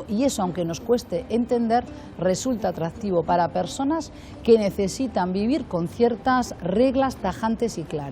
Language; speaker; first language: Spanish; native; Spanish